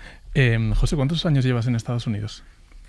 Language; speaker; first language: Spanish; native; Spanish